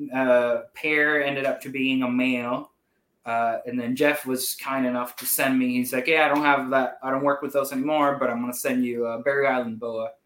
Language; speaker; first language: English; non-native, fluent; Spanish